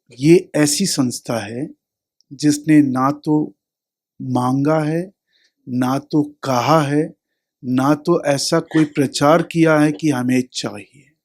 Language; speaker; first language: Hindi; non-native, local second language; Tamil